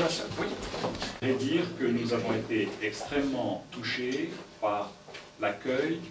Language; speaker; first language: French; native; French